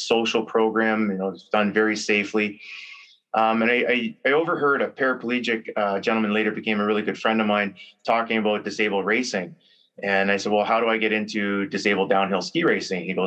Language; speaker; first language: English; native; English